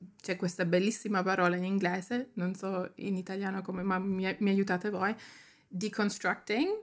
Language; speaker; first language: Italian; early bilingual, heritage; Italian